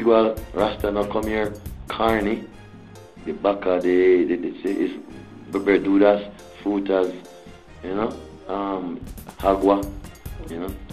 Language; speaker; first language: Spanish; non-native, learner; English